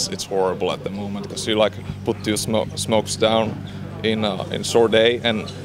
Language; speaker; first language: English; non-native, fluent; Finnish